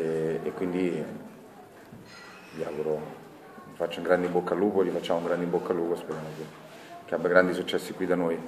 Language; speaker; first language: Italian; native; Italian